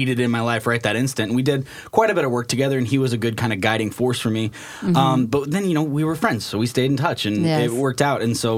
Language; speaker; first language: English; native; English